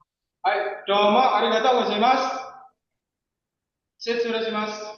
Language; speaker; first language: Japanese; non-native, learner; Indonesian